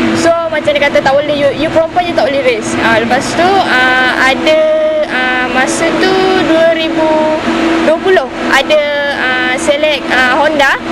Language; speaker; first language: Malay; native; Malay